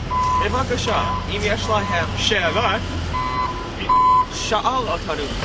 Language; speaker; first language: Hebrew; non-native, learner; English